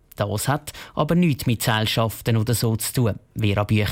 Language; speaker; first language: German; native; German